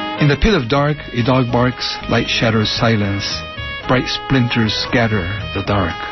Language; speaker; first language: English; early bilingual, other home language; Spanish